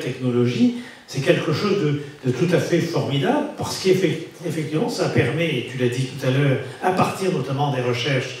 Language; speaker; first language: French; native; French